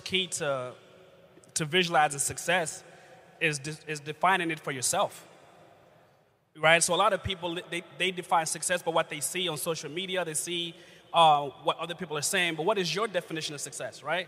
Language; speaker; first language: English; non-native, local second language; Ganda